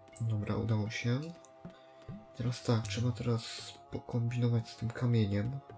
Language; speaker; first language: Polish; native; Polish